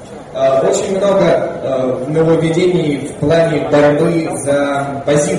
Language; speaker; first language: Russian; native; Russian